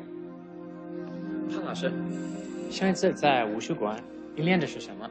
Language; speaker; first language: Chinese; non-native, fluent; English